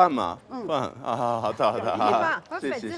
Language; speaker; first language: Chinese; non-native, learner; Japanese